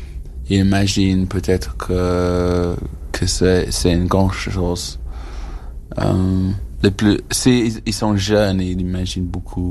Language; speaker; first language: French; non-native, learner; English